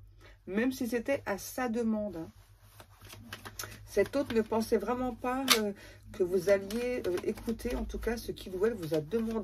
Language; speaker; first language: French; native; French